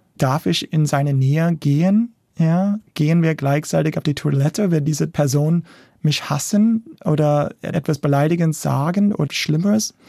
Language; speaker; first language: German; non-native, fluent; English